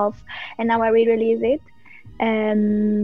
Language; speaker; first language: English; non-native, fluent; Italian